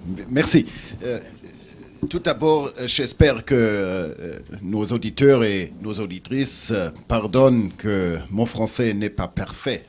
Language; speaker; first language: French; non-native, learner; German